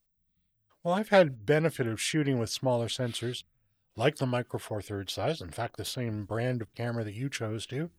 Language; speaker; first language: English; native; English